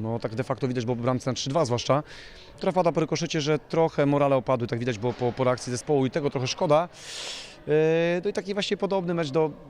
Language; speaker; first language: Polish; native; Polish